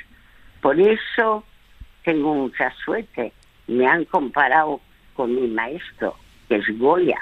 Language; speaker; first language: Spanish; early bilingual, other home language; French